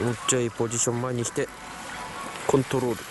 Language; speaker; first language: Japanese; native; Japanese